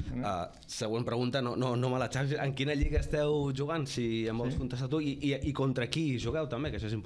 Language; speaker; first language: Catalan; native; Catalan